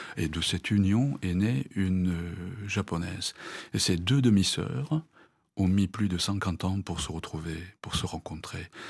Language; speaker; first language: French; non-native, fluent; Japanese